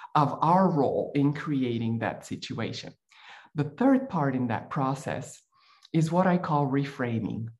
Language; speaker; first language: English; non-native, fluent; Bulgarian